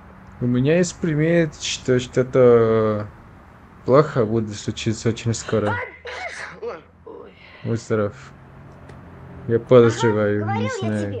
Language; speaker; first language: Russian; non-native, fluent; Spanish